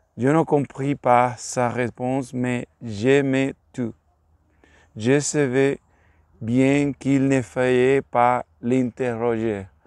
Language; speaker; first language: French; non-native, learner; Spanish